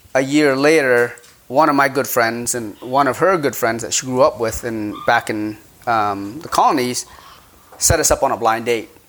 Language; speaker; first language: English; early bilingual, other home language; Khmer